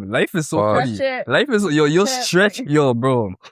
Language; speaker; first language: English; native; English